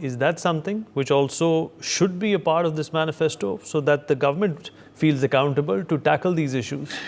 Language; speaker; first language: English; non-native, local second language; Hindi